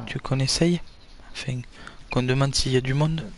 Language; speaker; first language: French; native; French